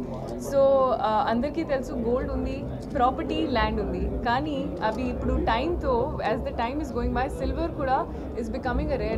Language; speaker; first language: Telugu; non-native, learner; Hindi